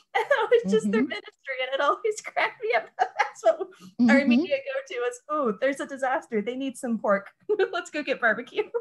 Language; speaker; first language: English; native; English